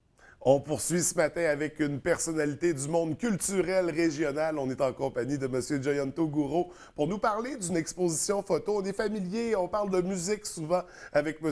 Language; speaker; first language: French; native; French